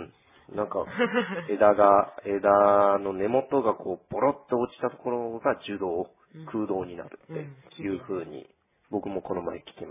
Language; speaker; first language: Japanese; native; Japanese